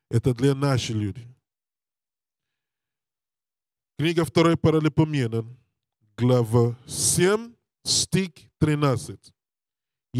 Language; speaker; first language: Russian; non-native, learner; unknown